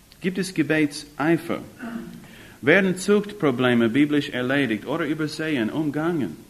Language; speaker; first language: German; non-native, fluent; English